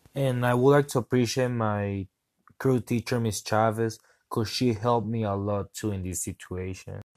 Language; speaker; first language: English; non-native, fluent; Spanish